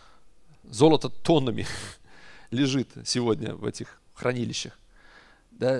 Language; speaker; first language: Russian; native; Russian